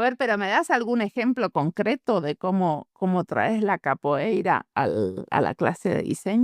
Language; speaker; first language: Spanish; native; Spanish